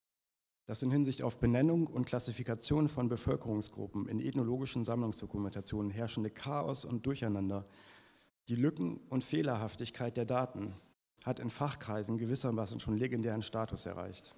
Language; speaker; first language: German; native; German